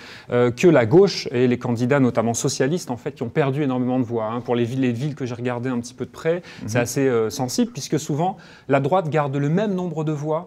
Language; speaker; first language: French; native; French